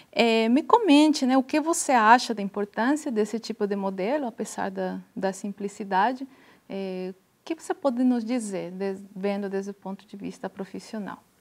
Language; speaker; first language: Portuguese; non-native, fluent; Spanish